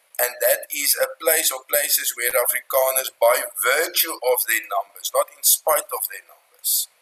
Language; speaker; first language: English; non-native, local second language; Afrikaans